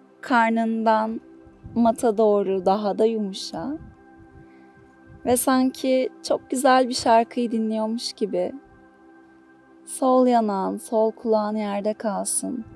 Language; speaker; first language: Turkish; native; Turkish